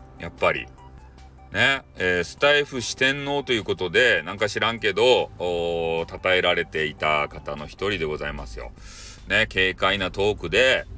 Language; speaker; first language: Japanese; native; Japanese